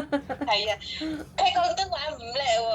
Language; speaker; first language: Cantonese; non-native, fluent; Javanese